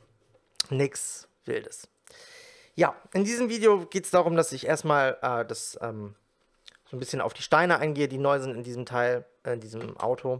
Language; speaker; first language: German; native; German